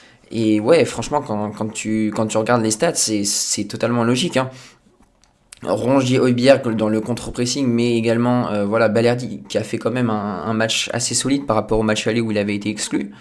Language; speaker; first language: French; native; French